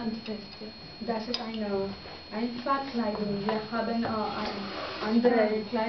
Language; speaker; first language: German; non-native, learner; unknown